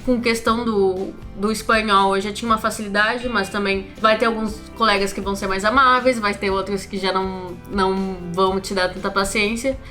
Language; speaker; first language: Portuguese; native; Portuguese